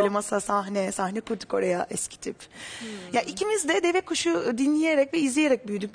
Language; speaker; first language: Turkish; native; Turkish